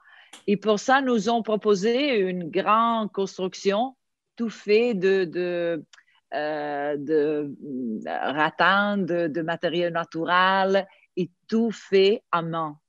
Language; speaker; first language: French; non-native, fluent; Italian